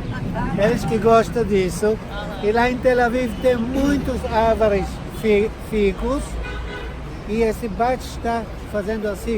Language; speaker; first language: Portuguese; non-native, learner; Hebrew